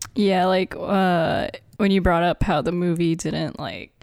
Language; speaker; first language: English; native; English